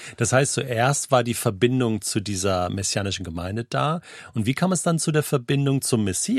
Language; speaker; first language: German; native; German